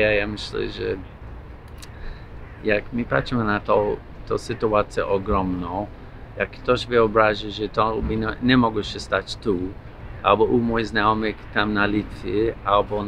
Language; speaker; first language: Polish; non-native, fluent; English